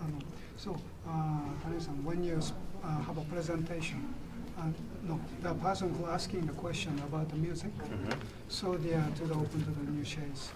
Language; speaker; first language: English; non-native, fluent; Japanese